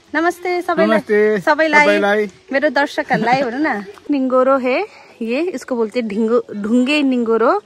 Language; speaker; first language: Hindi; non-native, local second language; Nepali